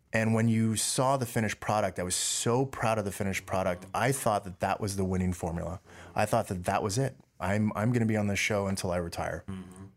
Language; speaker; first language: English; early bilingual, other home language; Dutch